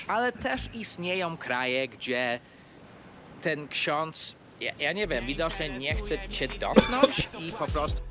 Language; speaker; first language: Polish; early bilingual, heritage; Polish